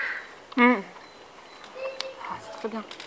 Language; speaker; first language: French; non-native, fluent; Chinese